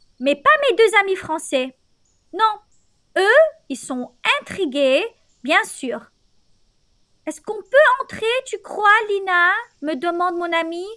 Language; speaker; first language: French; non-native, local second language; Arabic